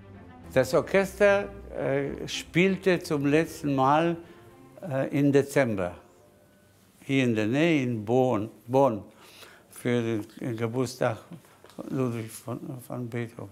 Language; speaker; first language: German; non-native, fluent; Spanish